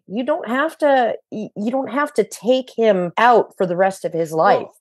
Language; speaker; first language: English; native; English